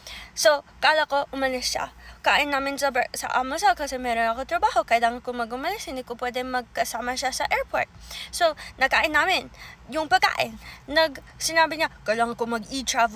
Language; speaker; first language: Filipino; early bilingual, heritage; Filipino